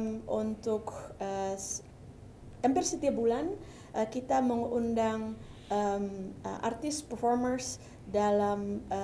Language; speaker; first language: Indonesian; early bilingual, heritage; Dutch